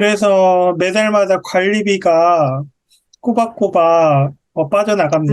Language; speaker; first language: Korean; native; Korean